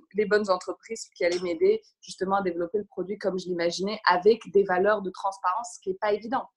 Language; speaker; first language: French; native; French